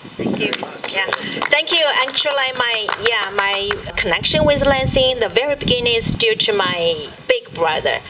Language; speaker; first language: English; non-native, learner; Chinese